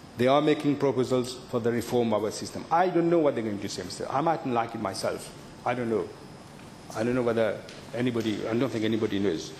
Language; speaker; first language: English; non-native, local second language; Morisyen